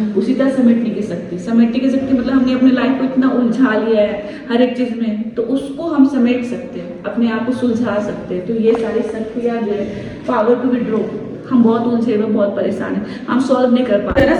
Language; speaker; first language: Hindi; native; Hindi